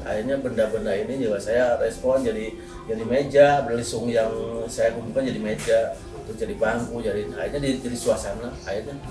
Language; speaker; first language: Indonesian; non-native, local second language; Sundanese